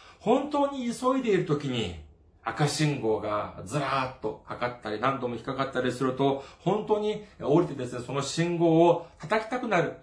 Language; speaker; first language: Japanese; non-native, fluent; Korean